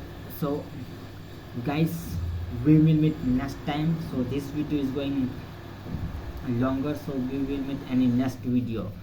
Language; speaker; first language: English; non-native, learner; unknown